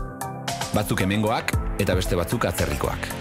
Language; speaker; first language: Basque; native; Basque